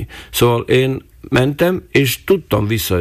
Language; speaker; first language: Hungarian; non-native, local second language; Slovak